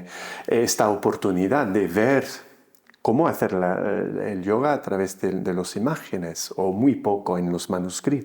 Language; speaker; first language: Spanish; non-native, fluent; English